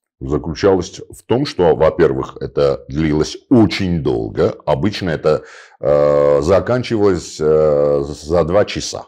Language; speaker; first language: Russian; non-native, local second language; Armenian